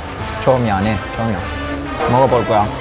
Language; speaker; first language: Korean; non-native, learner; Italian